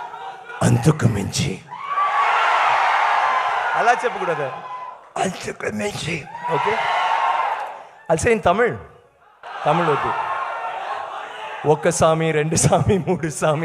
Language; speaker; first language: Telugu; non-native, learner; Tamil